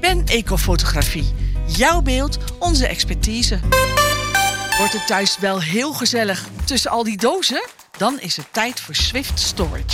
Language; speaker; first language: Dutch; native; Dutch